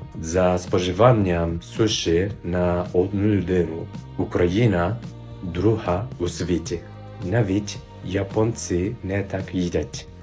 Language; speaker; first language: Ukrainian; non-native, fluent; Japanese